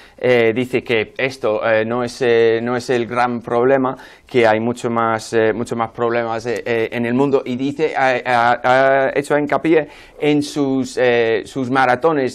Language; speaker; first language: Spanish; non-native, fluent; English